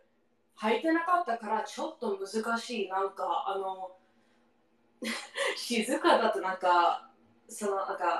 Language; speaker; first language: Japanese; non-native, learner; English